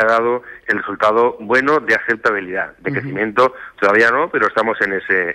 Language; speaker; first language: Spanish; native; Spanish